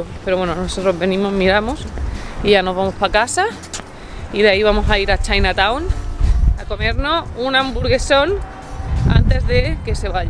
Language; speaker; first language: Spanish; native; Spanish